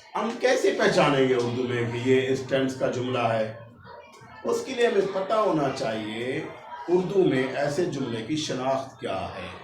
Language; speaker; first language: Urdu; non-native, local second language; Saraiki